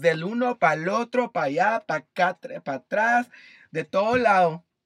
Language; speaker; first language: Spanish; early bilingual, heritage; Spanish